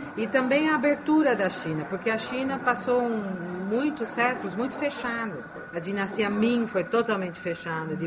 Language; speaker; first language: Portuguese; early bilingual, heritage; Chinese